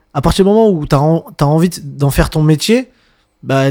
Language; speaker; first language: French; native; French